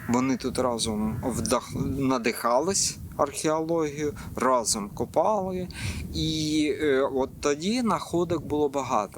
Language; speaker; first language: Ukrainian; non-native, local second language; Russian